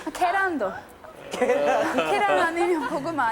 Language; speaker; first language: Korean; non-native, learner; English